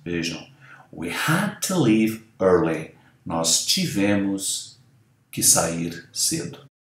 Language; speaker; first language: English; non-native, fluent; Portuguese